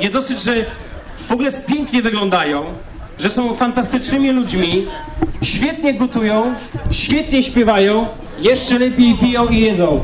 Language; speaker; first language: Polish; native; Polish